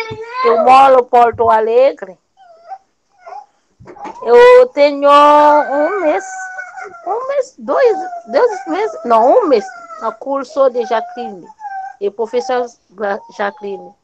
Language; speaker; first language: Portuguese; non-native, learner; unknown